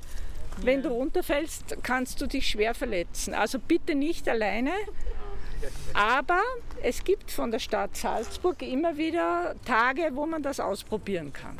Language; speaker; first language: German; native; German